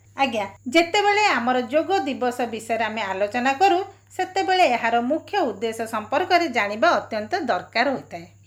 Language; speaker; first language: Odia; native; Odia